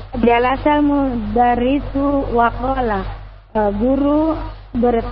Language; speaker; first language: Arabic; non-native, learner; Indonesian